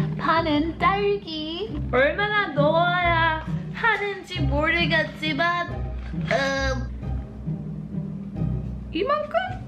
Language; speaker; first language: Korean; non-native, learner; English